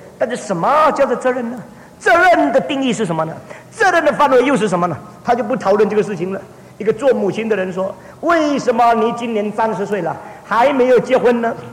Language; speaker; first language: Chinese; early bilingual, heritage; Chinese